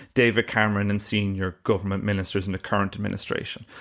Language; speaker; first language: English; native; English